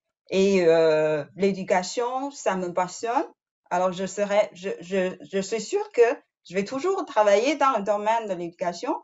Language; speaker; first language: French; non-native, fluent; Chinese